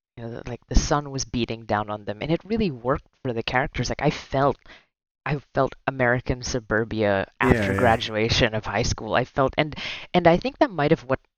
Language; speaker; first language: English; non-native, local second language; Filipino